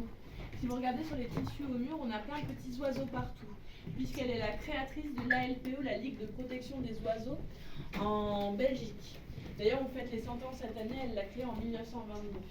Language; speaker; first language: French; native; French